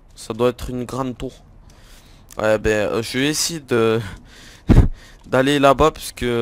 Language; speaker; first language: French; native; French